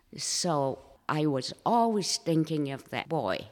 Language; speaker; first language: English; non-native, fluent; Japanese